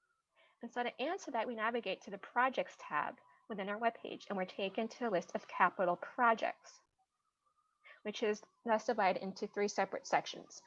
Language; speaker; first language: English; native; English